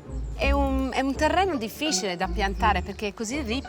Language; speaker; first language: Italian; early bilingual, heritage; Italian